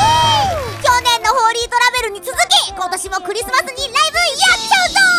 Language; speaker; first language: Japanese; native; Japanese